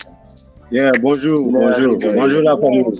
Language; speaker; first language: French; non-native, local second language; Wolof